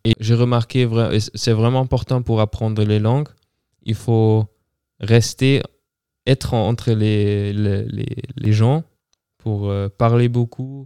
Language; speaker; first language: French; non-native, fluent; German